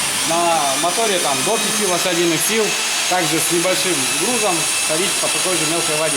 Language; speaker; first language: Russian; native; Russian